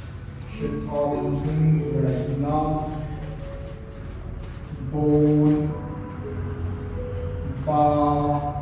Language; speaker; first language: Vietnamese; non-native, learner; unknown